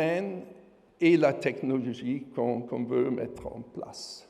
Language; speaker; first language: French; non-native, fluent; German